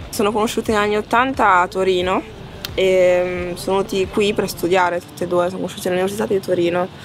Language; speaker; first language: Italian; early bilingual, other home language; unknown